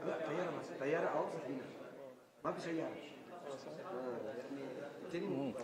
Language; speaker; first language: Arabic; non-native, learner; Indonesian